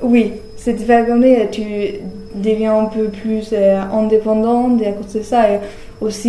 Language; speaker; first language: French; non-native, learner; German